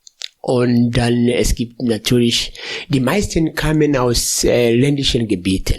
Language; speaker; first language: German; non-native, fluent; Swahili